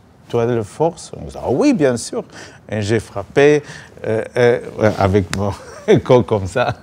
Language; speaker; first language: French; non-native, learner; Russian